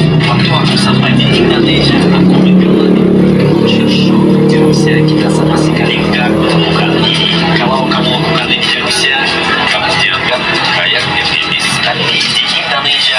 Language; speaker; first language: Indonesian; non-native, fluent; Russian